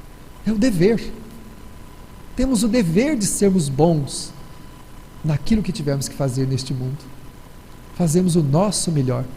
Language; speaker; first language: Portuguese; native; Portuguese